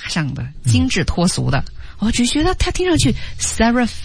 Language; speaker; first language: Chinese; native; Chinese